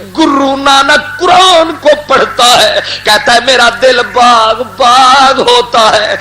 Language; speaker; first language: Urdu; non-native, local second language; Punjabi